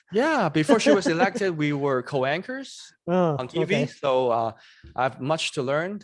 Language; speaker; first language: English; non-native, local second language; Cantonese